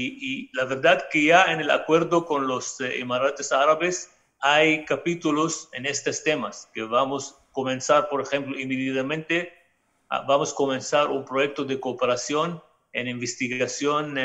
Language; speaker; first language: Spanish; non-native, fluent; Arabic